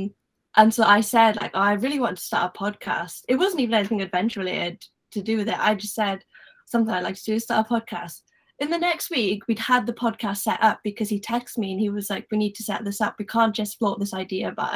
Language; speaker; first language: English; native; English